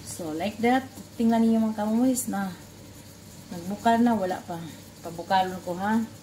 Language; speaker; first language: Filipino; non-native, local second language; Cebuano